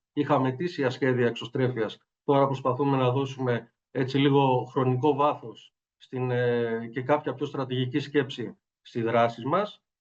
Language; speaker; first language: Greek; native; Greek